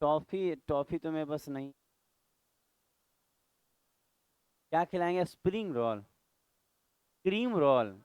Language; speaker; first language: Hindi; native; Hindi